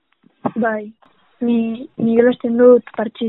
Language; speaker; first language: Basque; non-native, local second language; Spanish